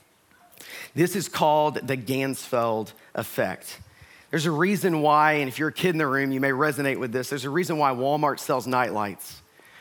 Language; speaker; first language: English; native; English